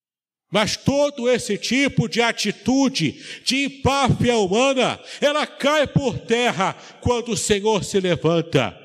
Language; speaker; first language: Portuguese; native; Portuguese